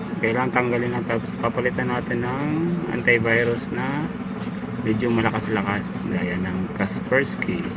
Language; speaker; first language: Filipino; non-native, local second language; Cebuano